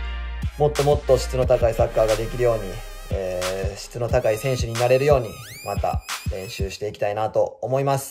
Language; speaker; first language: Japanese; native; Japanese